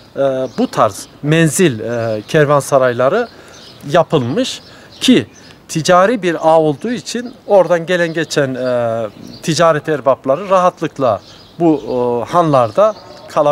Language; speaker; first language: Turkish; native; Turkish